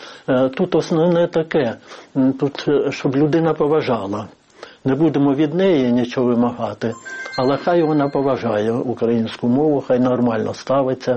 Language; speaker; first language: Ukrainian; native; Ukrainian